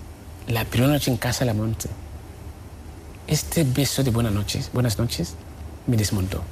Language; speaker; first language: Spanish; non-native, fluent; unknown